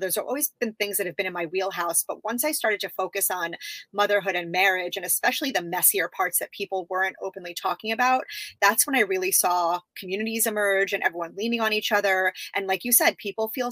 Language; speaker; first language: English; native; English